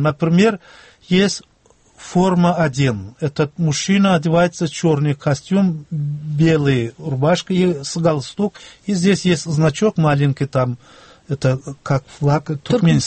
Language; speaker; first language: Russian; non-native, local second language; Turkmen